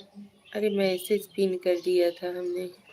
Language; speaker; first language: Hindi; native; Hindi